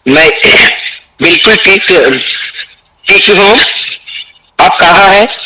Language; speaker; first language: Hindi; non-native, learner; Telugu